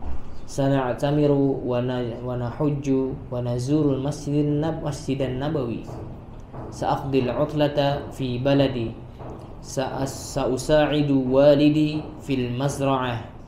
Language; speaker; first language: Arabic; non-native, learner; Indonesian